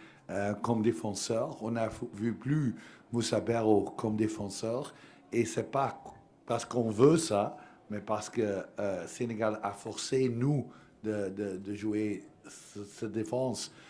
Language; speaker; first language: French; non-native, learner; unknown